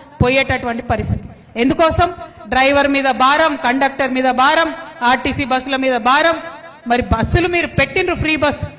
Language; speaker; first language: Telugu; native; Telugu